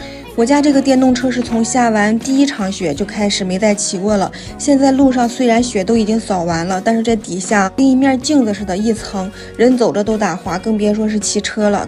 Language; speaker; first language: Chinese; native; Chinese